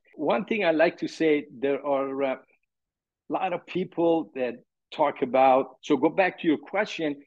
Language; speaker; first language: English; early bilingual, other home language; Persian